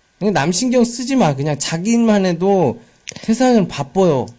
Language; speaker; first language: Korean; native; Korean